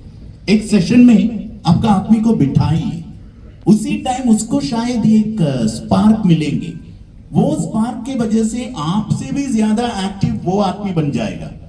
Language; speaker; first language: Hindi; non-native, learner; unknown